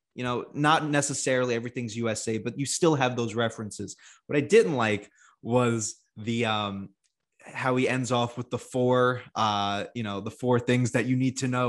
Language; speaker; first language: English; native; English